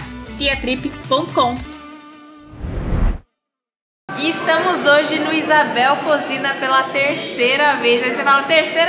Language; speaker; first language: Portuguese; native; Portuguese